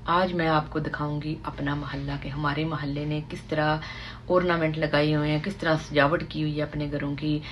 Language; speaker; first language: Urdu; non-native, local second language; Punjabi